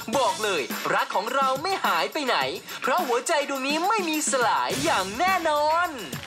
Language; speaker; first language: Thai; native; Thai